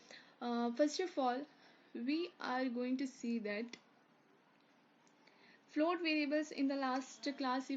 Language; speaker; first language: English; non-native, local second language; Hindi